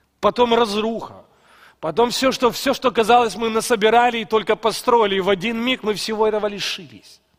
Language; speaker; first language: Russian; native; Russian